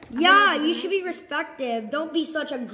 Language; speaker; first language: English; native; English